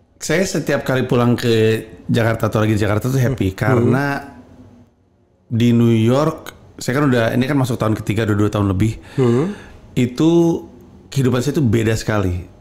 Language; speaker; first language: Indonesian; native; Indonesian